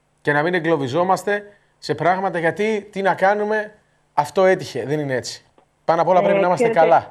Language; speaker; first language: Greek; native; Greek